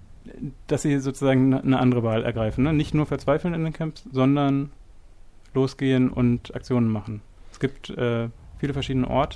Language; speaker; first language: German; native; German